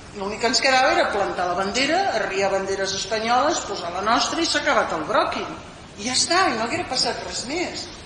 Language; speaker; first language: Catalan; non-native, local second language; Spanish